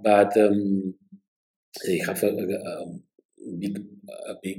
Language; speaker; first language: English; non-native, learner; Spanish